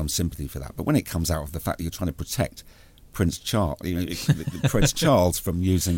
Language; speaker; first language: English; native; English